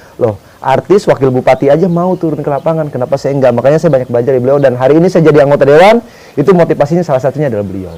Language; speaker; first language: Indonesian; native; Indonesian